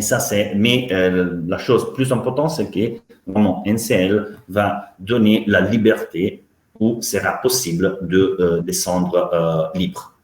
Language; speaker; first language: French; non-native, fluent; Italian